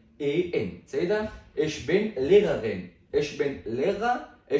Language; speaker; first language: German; non-native, fluent; Pashto